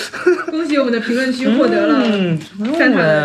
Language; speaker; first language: Chinese; native; Chinese